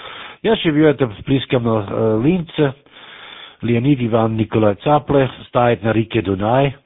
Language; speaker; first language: Russian; non-native, learner; German